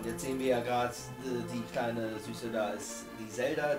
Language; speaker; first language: German; native; German